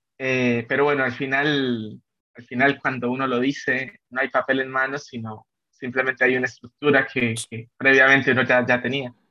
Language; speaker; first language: Spanish; native; Spanish